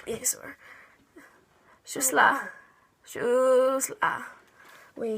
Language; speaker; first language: French; non-native, learner; English